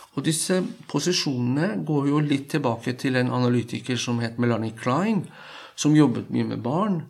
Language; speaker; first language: Norwegian; non-native, fluent; Persian